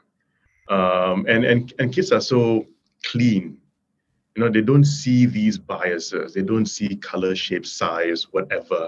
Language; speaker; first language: English; non-native, local second language; Tamil